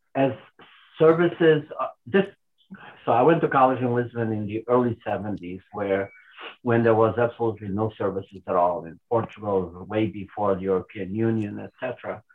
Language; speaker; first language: English; non-native, fluent; Portuguese